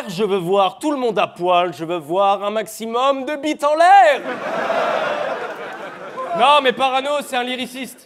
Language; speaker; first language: French; native; French